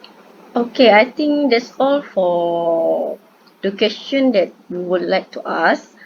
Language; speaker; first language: English; non-native, local second language; Malay